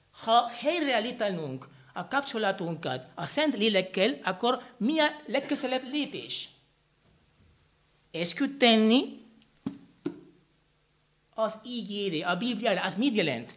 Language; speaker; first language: Hungarian; non-native, fluent; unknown